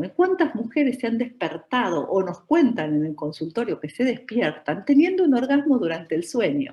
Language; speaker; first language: Spanish; native; Spanish